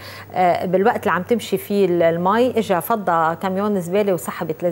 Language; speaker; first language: Arabic; native; Arabic